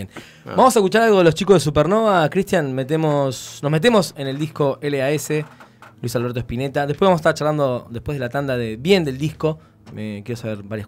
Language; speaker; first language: Spanish; native; Spanish